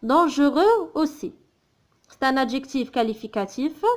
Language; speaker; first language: French; non-native, local second language; Arabic